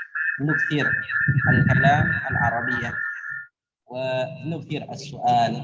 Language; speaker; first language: Arabic; non-native, fluent; Malay